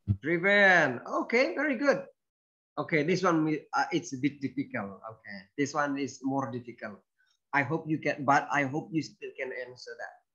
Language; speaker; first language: English; non-native, fluent; Indonesian